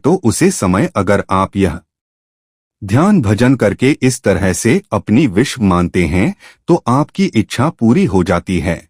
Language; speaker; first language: Hindi; native; Hindi